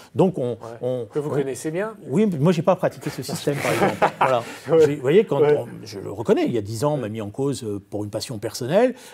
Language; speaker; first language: French; native; French